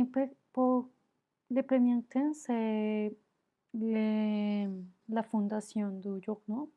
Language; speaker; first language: French; non-native, learner; Spanish